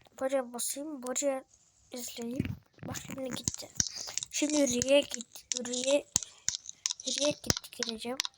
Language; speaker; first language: Turkish; early bilingual, heritage; Turkish